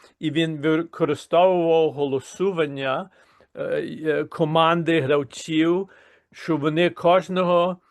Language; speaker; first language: Ukrainian; early bilingual, heritage; Ukrainian